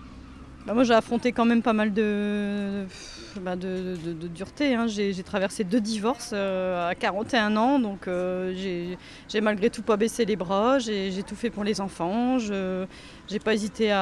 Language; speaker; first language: French; native; French